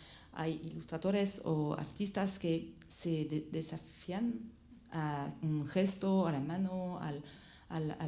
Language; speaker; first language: Spanish; non-native, learner; French